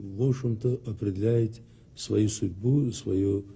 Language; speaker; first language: Russian; non-native, local second language; Azerbaijani